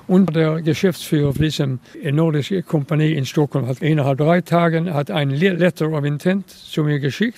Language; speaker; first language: German; non-native, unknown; Swedish